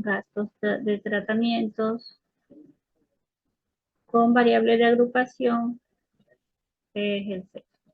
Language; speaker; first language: Spanish; native; Spanish